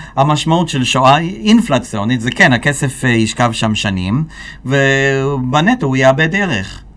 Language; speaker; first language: Hebrew; native; Hebrew